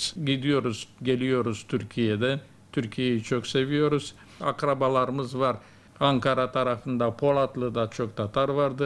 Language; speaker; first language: Turkish; early bilingual, heritage; Crimean Tatar